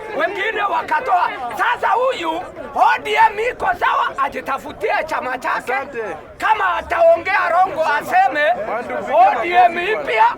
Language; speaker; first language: Swahili; non-native, local second language; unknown